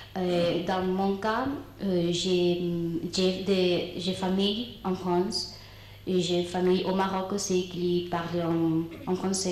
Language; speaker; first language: French; non-native, learner; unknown